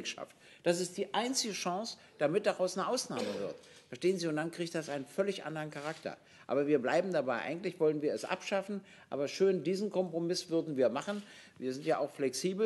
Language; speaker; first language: German; native; German